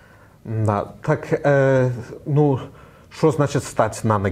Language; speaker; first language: Russian; early bilingual, heritage; Russian